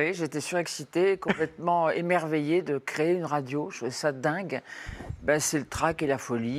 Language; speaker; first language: French; native; French